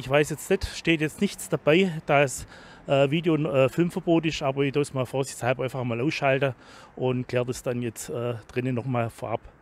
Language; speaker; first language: German; native; German